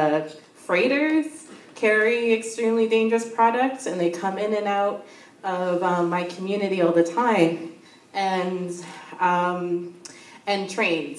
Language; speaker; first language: English; native; English